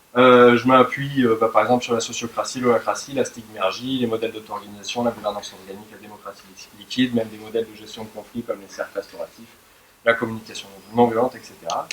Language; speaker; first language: French; native; French